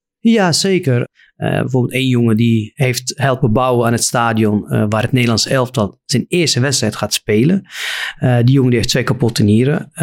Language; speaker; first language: Dutch; non-native, fluent; Arabic